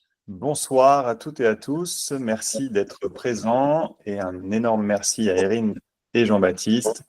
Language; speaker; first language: French; native; French